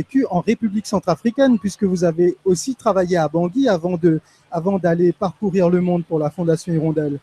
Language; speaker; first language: French; native; French